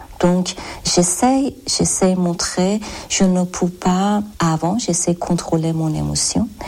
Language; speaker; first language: French; non-native, learner; Persian